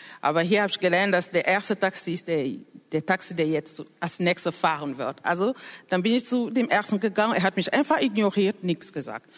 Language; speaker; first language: German; non-native, fluent; French